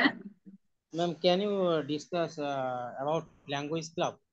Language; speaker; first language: English; non-native, learner; Bangla